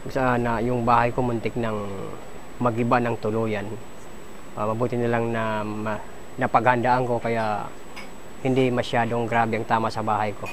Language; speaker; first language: Filipino; non-native, local second language; Waray